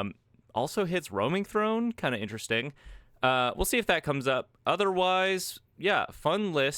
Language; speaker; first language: English; native; English